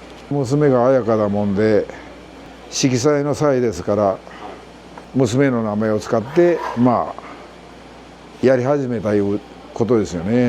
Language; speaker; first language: Japanese; native; Japanese